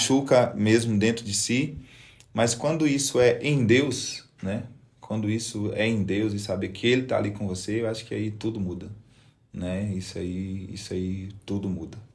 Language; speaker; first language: Portuguese; native; Portuguese